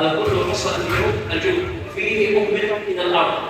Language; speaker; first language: Arabic; native; Arabic